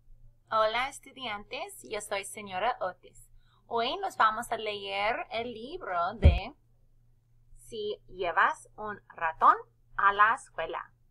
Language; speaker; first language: Spanish; non-native, fluent; English